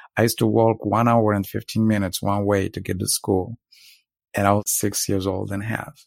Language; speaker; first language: English; non-native, fluent; Arabic